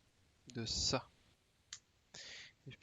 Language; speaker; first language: French; native; French